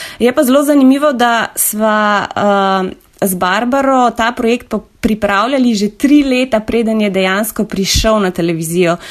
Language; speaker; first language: Slovenian; native; Slovenian